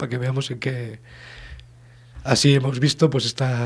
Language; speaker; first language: Spanish; native; Spanish